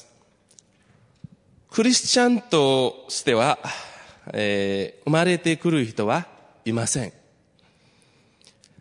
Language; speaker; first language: Japanese; non-native, fluent; Nepali